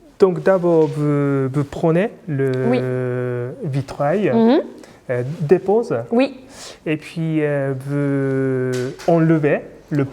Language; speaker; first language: French; non-native, fluent; Japanese